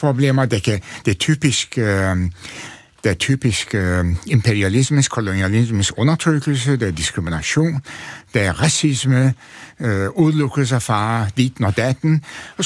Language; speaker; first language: Danish; non-native, fluent; Turkish